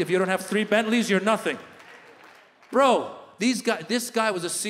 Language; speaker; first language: English; native; English